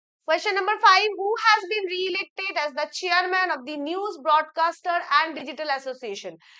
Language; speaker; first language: English; non-native, local second language; Bangla